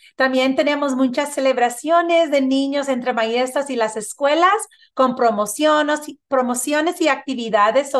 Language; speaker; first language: Spanish; early bilingual, heritage; Spanish